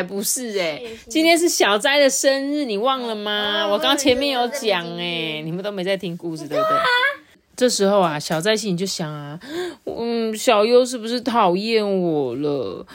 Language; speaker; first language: Chinese; native; Chinese